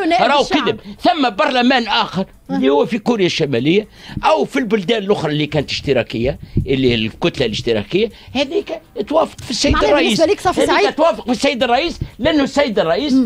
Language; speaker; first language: Arabic; native; Arabic